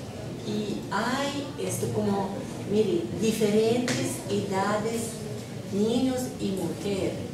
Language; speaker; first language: Spanish; non-native, learner; Russian